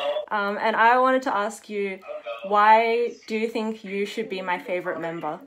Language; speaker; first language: English; native; English